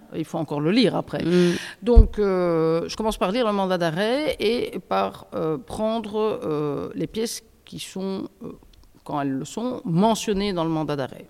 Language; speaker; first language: French; native; French